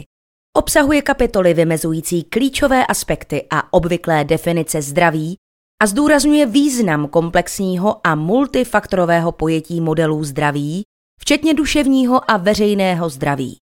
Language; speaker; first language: Czech; native; Czech